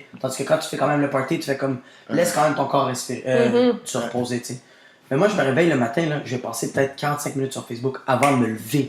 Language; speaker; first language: French; native; French